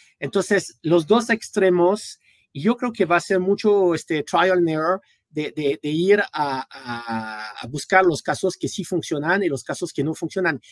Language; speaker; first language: Spanish; non-native, fluent; French